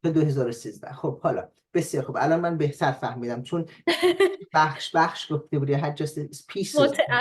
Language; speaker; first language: Persian; native; Persian